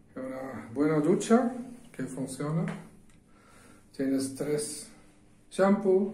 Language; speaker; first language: Spanish; non-native, fluent; German